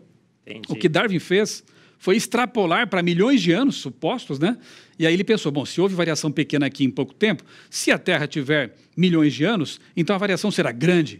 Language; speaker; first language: Portuguese; native; Portuguese